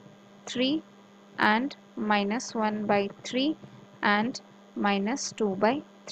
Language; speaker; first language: English; non-native, local second language; Hindi